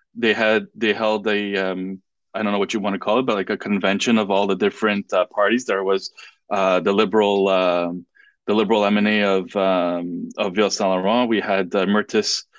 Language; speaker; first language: English; non-native, fluent; French